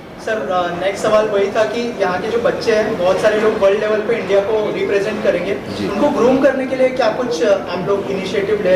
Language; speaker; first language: Hindi; native; Hindi